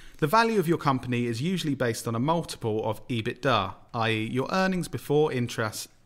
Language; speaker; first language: English; native; English